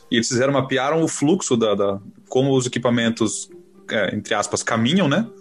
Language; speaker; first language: Portuguese; native; Portuguese